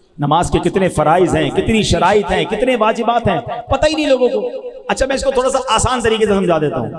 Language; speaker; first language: Urdu; native; Urdu